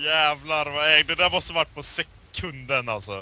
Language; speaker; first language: Swedish; native; Swedish